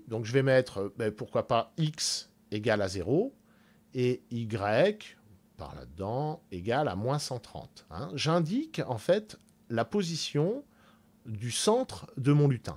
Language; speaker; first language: French; native; French